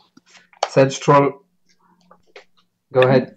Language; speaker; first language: English; non-native, learner; Spanish